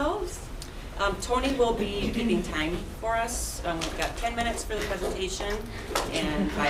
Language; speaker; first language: English; native; English